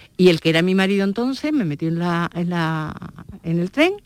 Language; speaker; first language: Spanish; native; Spanish